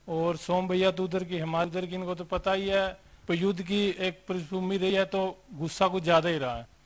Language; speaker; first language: Hindi; native; Hindi